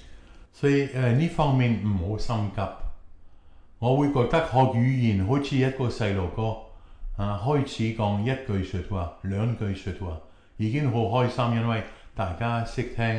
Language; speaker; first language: Chinese; non-native, fluent; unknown